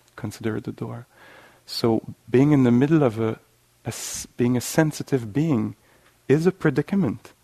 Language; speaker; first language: English; non-native, fluent; French